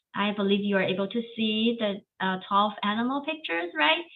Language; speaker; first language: English; non-native, fluent; Chinese